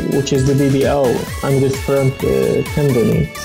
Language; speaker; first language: English; non-native, fluent; Arabic